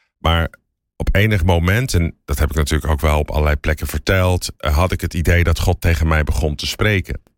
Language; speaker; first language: Dutch; native; Dutch